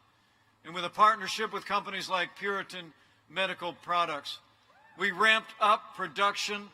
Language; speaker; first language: English; native; English